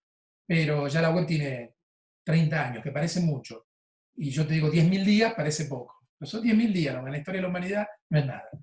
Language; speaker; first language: Spanish; native; Spanish